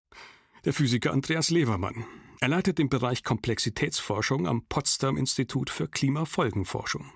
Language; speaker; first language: German; native; German